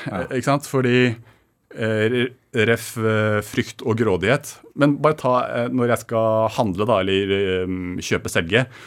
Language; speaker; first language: Norwegian; early bilingual, other home language; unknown